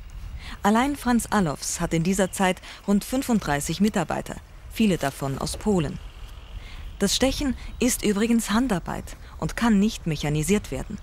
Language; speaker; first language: German; native; German